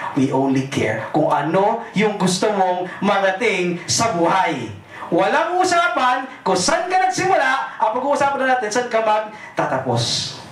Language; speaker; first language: Filipino; non-native, local second language; Cebuano